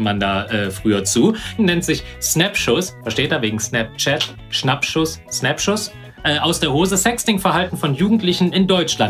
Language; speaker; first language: German; native; German